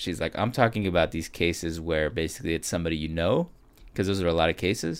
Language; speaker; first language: English; early bilingual, other home language; Spanish